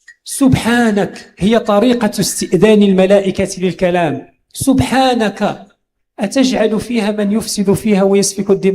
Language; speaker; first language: Arabic; native; Arabic